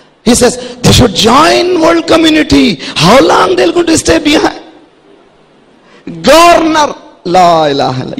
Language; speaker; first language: English; non-native, local second language; Urdu